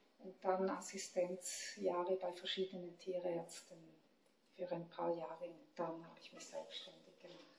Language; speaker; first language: German; native; German